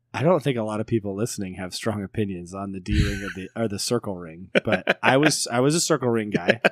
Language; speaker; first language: English; native; English